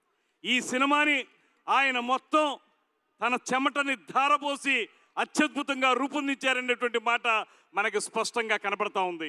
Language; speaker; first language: Telugu; native; Telugu